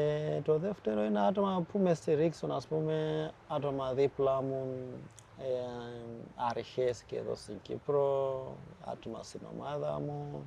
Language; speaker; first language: Greek; non-native, fluent; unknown